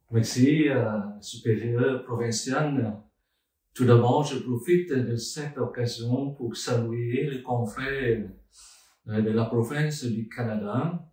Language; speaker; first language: French; non-native, fluent; Vietnamese